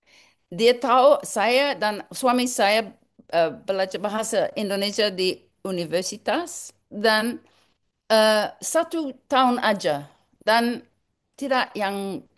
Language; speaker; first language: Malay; non-native, learner; English